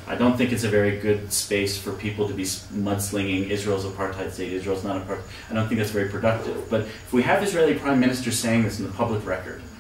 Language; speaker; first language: English; native; English